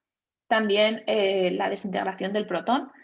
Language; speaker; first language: Spanish; native; Spanish